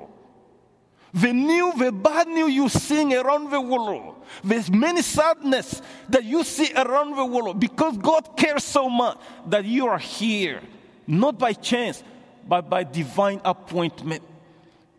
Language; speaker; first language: English; non-native, fluent; Bambara